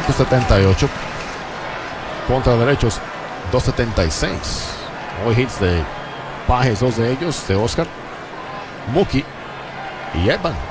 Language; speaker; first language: Spanish; native; Spanish